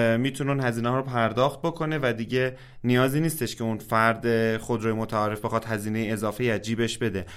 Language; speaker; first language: Persian; non-native, local second language; Azerbaijani